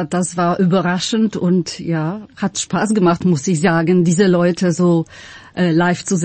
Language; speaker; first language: German; non-native, fluent; Polish